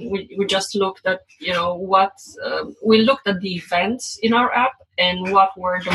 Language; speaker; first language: English; non-native, fluent; Romanian